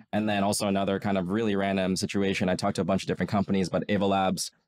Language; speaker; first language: English; native; English